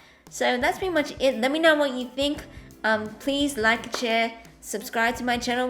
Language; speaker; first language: English; native; English